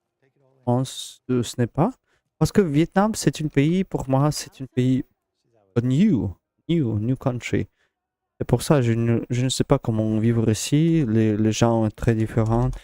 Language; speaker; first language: French; non-native, learner; Russian